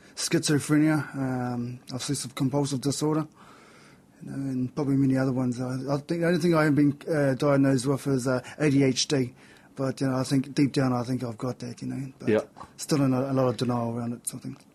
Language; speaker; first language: English; native; English